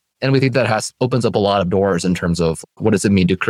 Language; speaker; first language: English; native; English